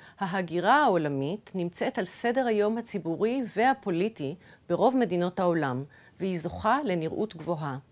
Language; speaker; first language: Hebrew; early bilingual, other home language; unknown